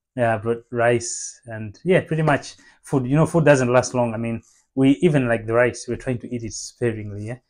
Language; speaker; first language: English; non-native, local second language; Nyanja